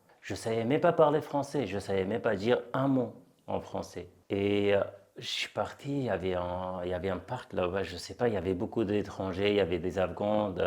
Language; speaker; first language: French; non-native, fluent; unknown